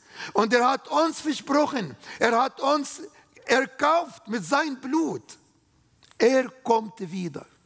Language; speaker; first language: German; non-native, learner; Arabic